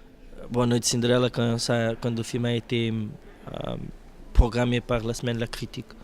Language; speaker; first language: French; non-native, fluent; Portuguese